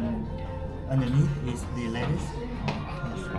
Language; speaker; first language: English; non-native, fluent; Vietnamese